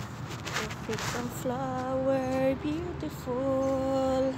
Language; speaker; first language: English; non-native, learner; Filipino